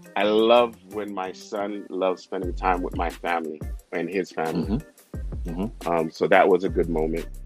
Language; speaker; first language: English; non-native, fluent; Haitian Creole